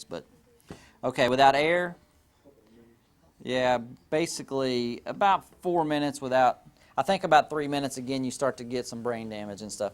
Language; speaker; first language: English; native; English